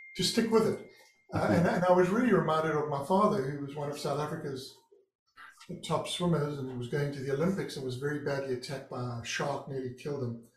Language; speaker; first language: English; native; English